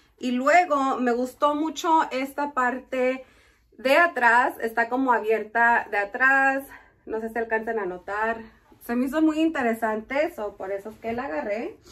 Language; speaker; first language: Spanish; early bilingual, heritage; Spanish